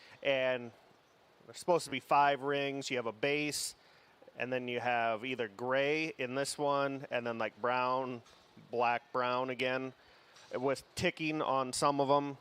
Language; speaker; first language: English; native; English